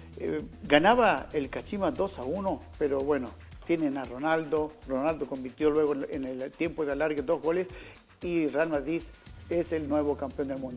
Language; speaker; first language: Spanish; native; Spanish